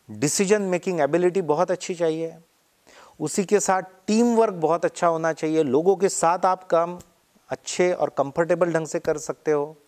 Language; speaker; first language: Hindi; non-native, local second language; Marathi